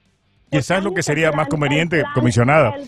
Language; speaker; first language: Spanish; native; Spanish